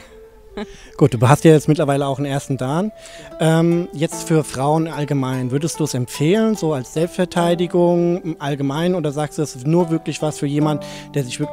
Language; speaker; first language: German; native; German